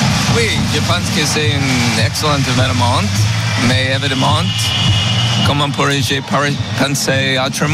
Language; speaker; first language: French; non-native, learner; English